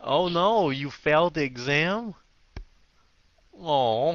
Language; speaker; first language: English; early bilingual, heritage; Vietnamese